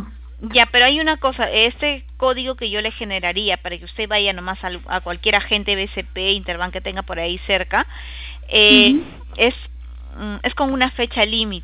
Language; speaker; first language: Spanish; native; Spanish